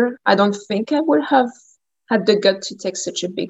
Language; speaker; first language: English; non-native, fluent; French